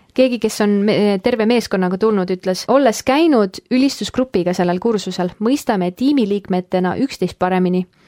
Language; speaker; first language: Estonian; early bilingual, heritage; Estonian